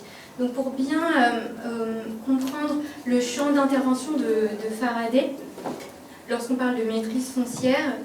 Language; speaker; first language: French; native; French